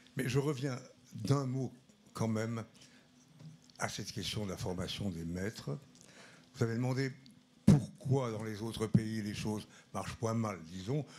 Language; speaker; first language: French; native; French